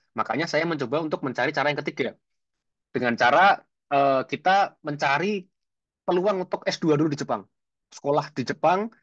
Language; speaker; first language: Indonesian; native; Indonesian